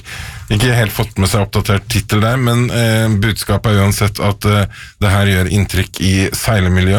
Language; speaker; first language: Norwegian; native; Norwegian